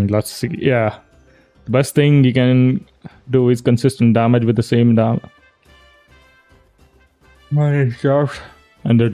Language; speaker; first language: English; non-native, local second language; Hindi